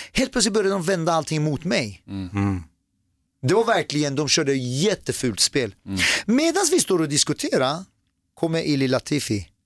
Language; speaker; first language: Swedish; early bilingual, other home language; Persian